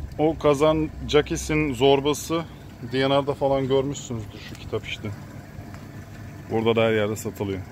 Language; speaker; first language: Turkish; native; Turkish